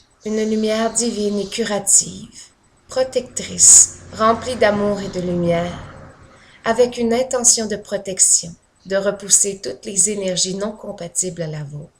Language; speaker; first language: French; native; French